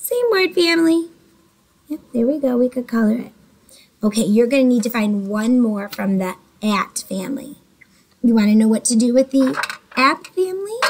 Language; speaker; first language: English; native; English